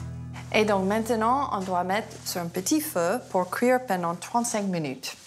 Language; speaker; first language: French; non-native, fluent; English